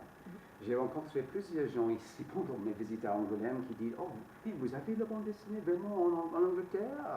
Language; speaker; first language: French; non-native, fluent; English